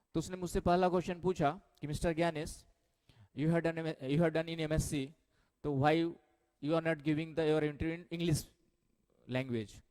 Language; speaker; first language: Hindi; native; Hindi